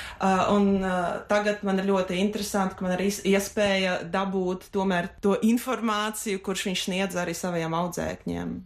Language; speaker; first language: Latvian; non-native, local second language; Russian